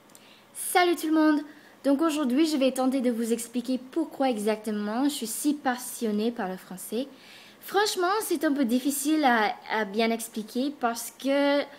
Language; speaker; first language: French; non-native, fluent; English